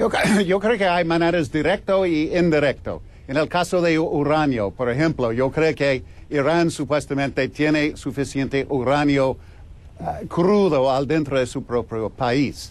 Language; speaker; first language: Spanish; non-native, fluent; English